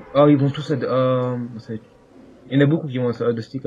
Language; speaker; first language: French; native; French